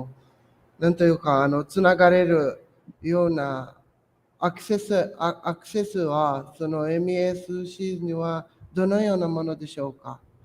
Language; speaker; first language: Japanese; non-native, fluent; Portuguese